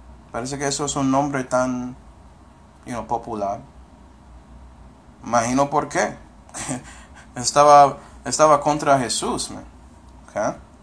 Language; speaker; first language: Spanish; non-native, fluent; English